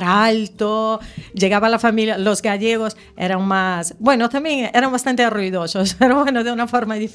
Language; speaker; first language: Spanish; native; Spanish